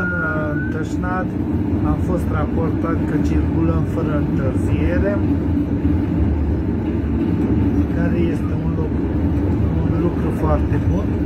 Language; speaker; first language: Romanian; non-native, local second language; Hungarian